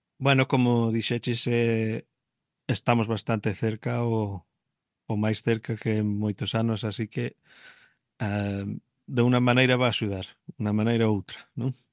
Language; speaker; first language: Galician; early bilingual, heritage; Galician